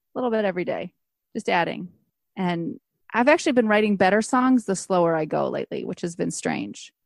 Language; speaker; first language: English; native; English